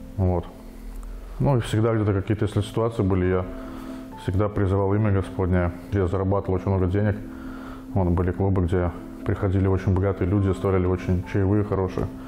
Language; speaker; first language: Russian; native; Russian